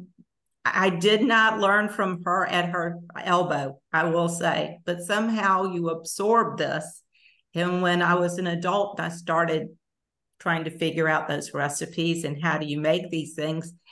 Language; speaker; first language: English; native; English